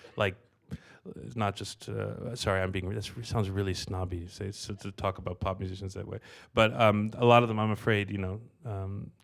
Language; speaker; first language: English; native; English